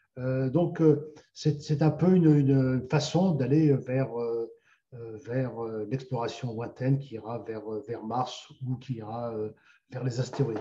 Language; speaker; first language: French; native; French